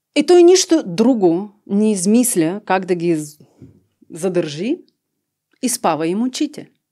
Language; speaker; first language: Bulgarian; early bilingual, heritage; Bulgarian